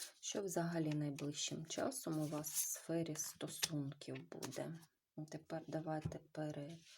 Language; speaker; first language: Ukrainian; non-native, local second language; Russian